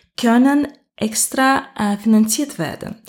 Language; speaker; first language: German; non-native, fluent; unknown